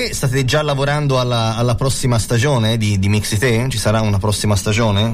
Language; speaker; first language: Italian; native; Italian